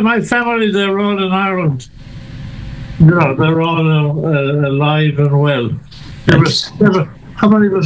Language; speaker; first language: English; native; English